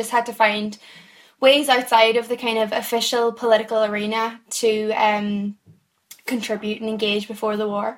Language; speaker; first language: English; native; English